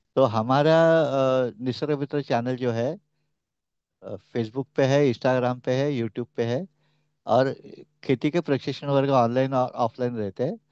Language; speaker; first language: Hindi; non-native, local second language; Marathi